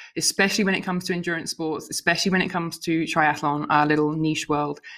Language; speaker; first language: English; native; English